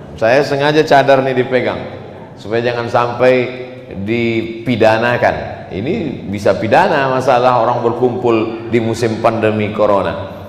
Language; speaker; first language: Indonesian; native; Indonesian